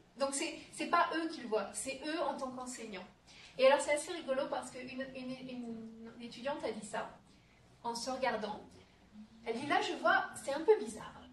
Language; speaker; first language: French; native; French